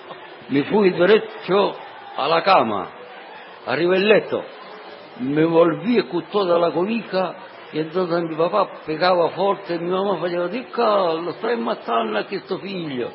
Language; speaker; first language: Italian; non-native, learner; Sicilian